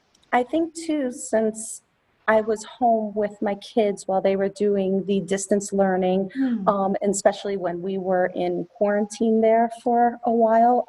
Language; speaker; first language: English; native; English